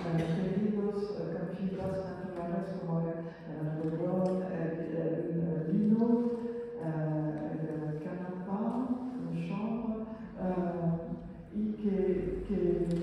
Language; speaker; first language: Spanish; non-native, fluent; French